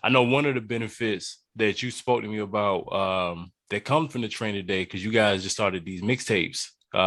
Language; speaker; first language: English; native; English